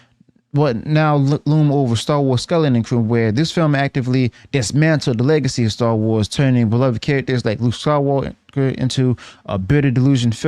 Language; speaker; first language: English; native; English